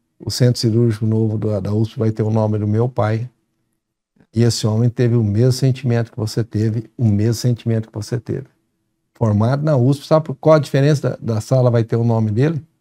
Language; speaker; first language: Portuguese; native; Portuguese